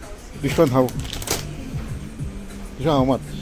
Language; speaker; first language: English; non-native, learner; Filipino